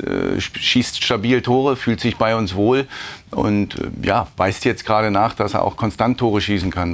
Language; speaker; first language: German; native; German